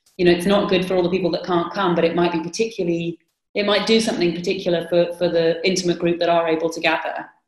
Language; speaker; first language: English; native; English